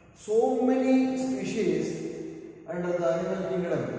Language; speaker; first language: English; non-native, local second language; Kannada